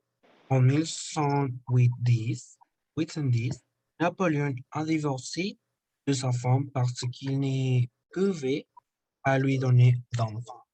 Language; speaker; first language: French; non-native, learner; Spanish